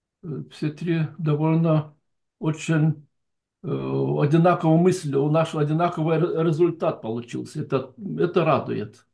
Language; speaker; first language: Russian; non-native, fluent; Lithuanian